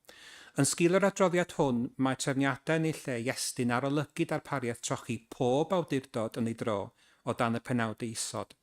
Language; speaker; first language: Welsh; native; Welsh